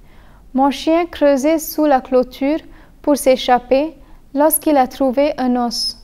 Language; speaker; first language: French; non-native, fluent; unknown